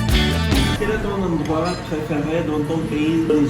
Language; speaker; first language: French; non-native, fluent; Filipino